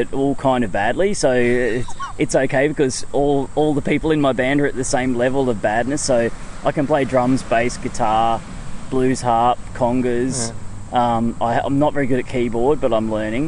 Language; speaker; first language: English; native; English